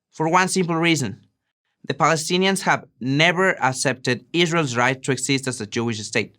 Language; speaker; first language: English; non-native, fluent; Spanish